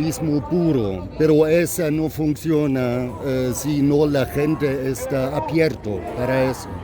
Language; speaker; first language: Spanish; non-native, fluent; German